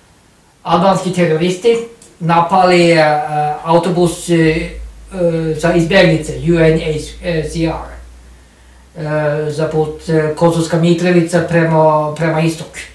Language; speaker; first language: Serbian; non-native, learner; Norwegian